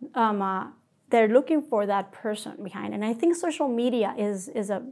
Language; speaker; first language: English; non-native, fluent; Spanish